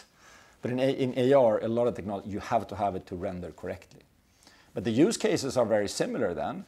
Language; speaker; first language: English; non-native, fluent; Swedish